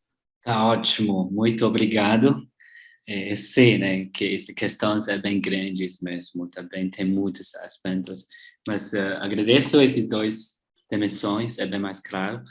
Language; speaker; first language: Portuguese; non-native, learner; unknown